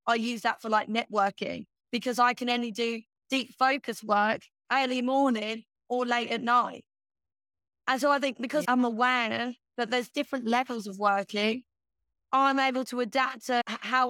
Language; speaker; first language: English; native; English